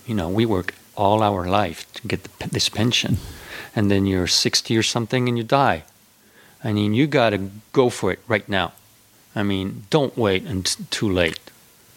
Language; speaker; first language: English; non-native, fluent; French